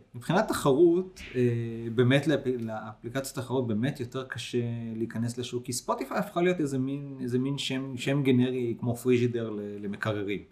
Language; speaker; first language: Hebrew; native; Hebrew